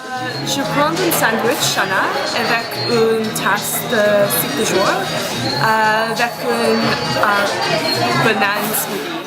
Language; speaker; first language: French; non-native, fluent; English